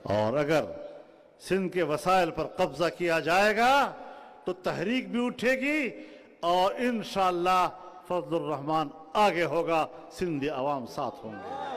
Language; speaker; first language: Urdu; non-native, local second language; Pashto